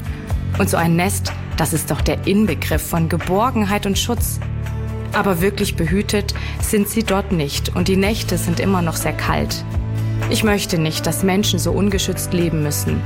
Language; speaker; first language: German; native; German